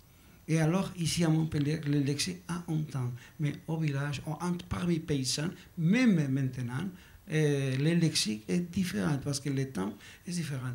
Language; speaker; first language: French; non-native, learner; Basque